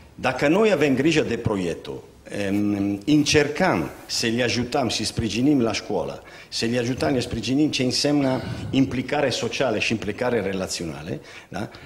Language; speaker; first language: Romanian; non-native, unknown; Italian